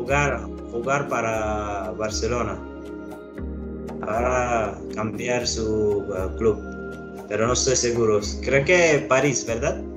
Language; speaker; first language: Spanish; non-native, learner; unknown